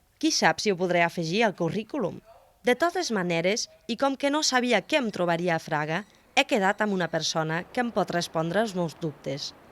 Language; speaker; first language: Catalan; non-native, fluent; German